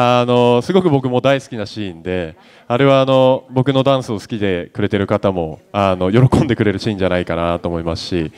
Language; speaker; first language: Japanese; native; Japanese